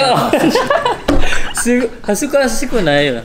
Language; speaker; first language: Japanese; non-native, learner; Indonesian